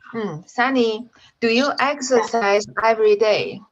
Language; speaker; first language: English; non-native, learner; Chinese